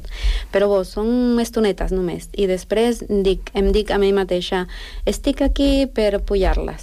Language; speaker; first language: Catalan; non-native, fluent; Spanish